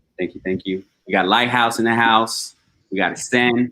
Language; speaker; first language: English; early bilingual, other home language; Spanish